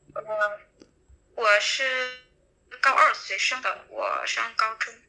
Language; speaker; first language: Chinese; non-native, learner; Vietnamese